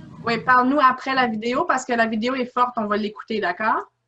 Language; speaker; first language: French; native; French